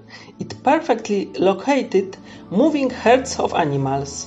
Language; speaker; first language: English; non-native, fluent; Polish